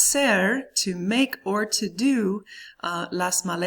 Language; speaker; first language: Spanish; non-native, fluent; English